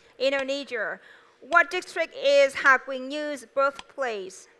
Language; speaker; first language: English; non-native, fluent; Vietnamese